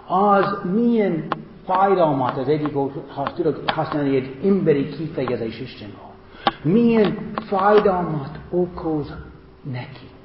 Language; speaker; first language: Hungarian; non-native, fluent; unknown